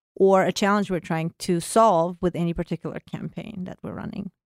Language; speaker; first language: English; non-native, fluent; Russian